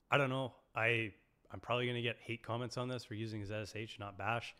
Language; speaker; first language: English; native; English